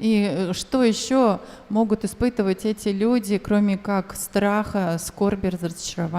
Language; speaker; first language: Russian; native; Russian